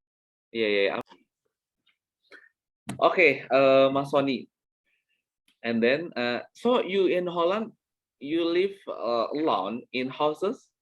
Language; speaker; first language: English; non-native, learner; Indonesian